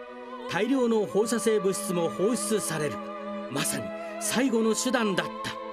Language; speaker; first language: Japanese; native; Japanese